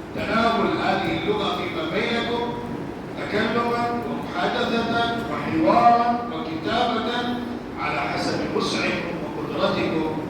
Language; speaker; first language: Arabic; non-native, fluent; Urdu